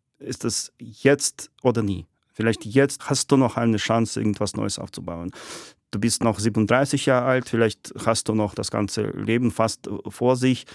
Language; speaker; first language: German; non-native, fluent; Russian